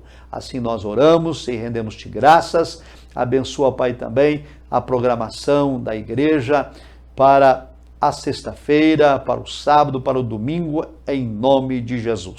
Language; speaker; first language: Portuguese; native; Portuguese